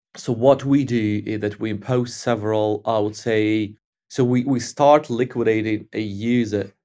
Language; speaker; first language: English; non-native, fluent; Ukrainian